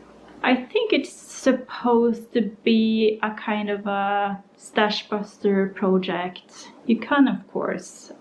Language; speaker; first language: English; non-native, fluent; Norwegian